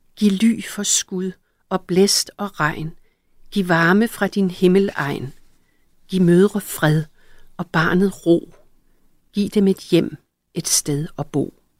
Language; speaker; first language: Danish; native; Danish